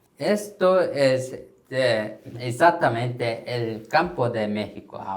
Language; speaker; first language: Spanish; non-native, learner; Korean